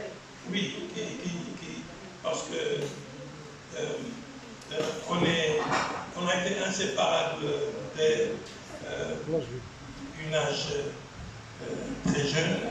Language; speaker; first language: French; non-native, local second language; Arabic